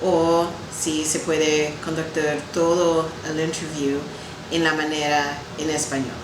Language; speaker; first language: Spanish; non-native, learner; English